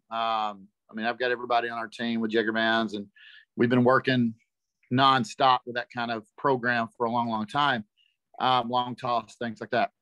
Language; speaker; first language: English; native; English